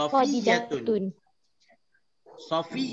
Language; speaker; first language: Arabic; non-native, fluent; Malay